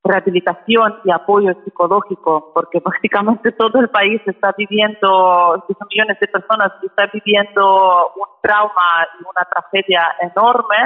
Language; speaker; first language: Spanish; non-native, fluent; Ukrainian